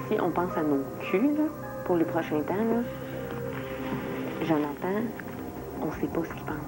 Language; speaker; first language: French; native; French